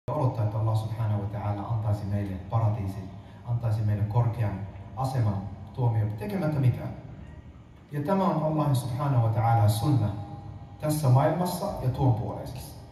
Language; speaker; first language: Finnish; early bilingual, other home language; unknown